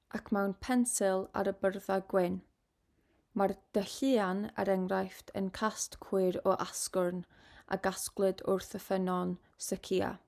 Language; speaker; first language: Welsh; non-native, local second language; English